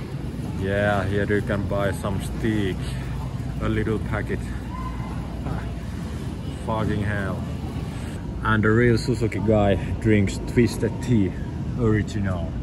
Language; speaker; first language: English; non-native, learner; Finnish